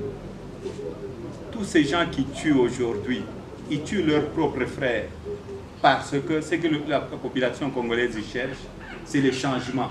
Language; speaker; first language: French; non-native, local second language; Swahili